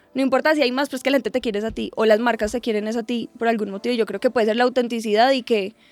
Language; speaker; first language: Spanish; native; Spanish